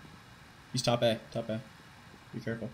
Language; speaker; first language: English; native; English